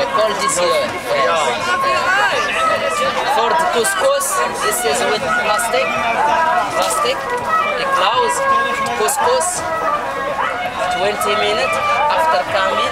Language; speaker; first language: English; non-native, learner; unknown